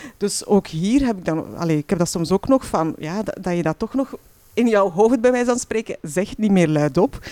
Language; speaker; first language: Dutch; early bilingual, other home language; Arabic